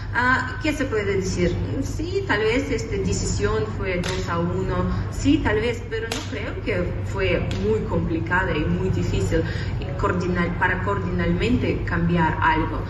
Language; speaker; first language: Spanish; non-native, fluent; Russian